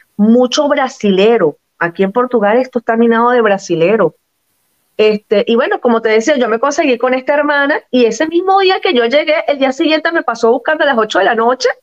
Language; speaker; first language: Spanish; native; Spanish